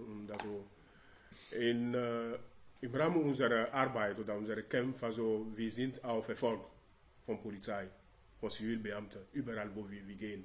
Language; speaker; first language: German; non-native, learner; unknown